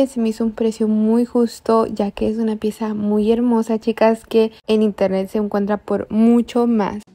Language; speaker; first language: Spanish; native; Spanish